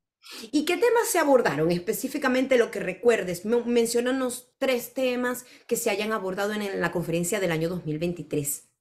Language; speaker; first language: Spanish; native; Spanish